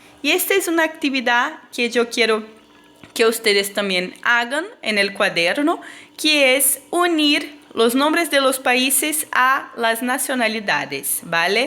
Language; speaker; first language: Spanish; non-native, fluent; Portuguese